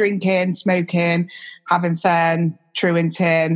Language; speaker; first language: English; native; English